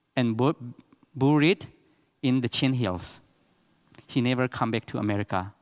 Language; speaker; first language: English; non-native, learner; Burmese